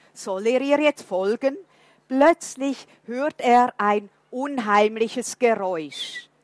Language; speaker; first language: German; non-native, fluent; Portuguese